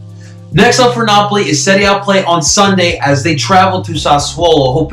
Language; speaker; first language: English; native; English